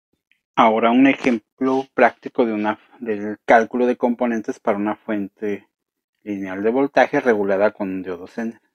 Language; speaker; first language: Spanish; native; Spanish